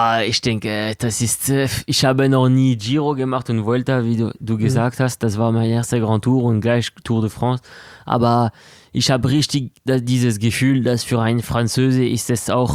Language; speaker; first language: German; non-native, local second language; French